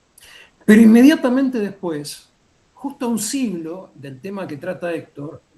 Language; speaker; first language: Spanish; native; Spanish